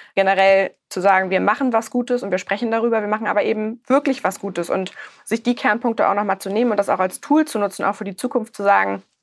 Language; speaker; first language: German; native; German